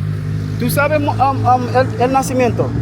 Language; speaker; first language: Spanish; non-native, learner; English